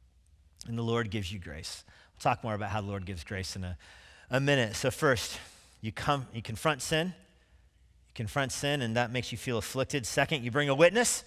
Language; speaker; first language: English; native; English